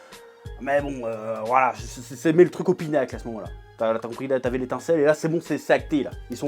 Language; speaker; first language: French; native; French